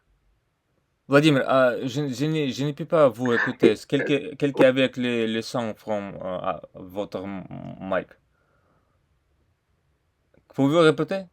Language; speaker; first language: French; non-native, learner; Russian